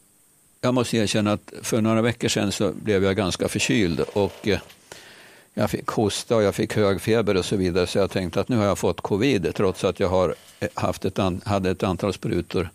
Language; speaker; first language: Swedish; native; Swedish